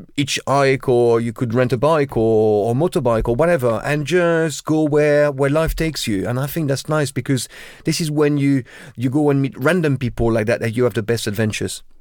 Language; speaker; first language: English; non-native, fluent; French